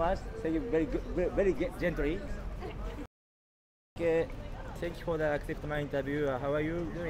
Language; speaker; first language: English; non-native, learner; Japanese